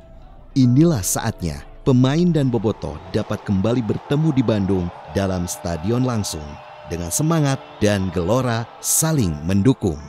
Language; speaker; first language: Indonesian; native; Indonesian